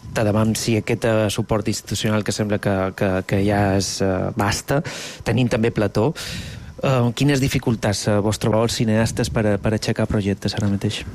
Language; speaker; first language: Catalan; native; Catalan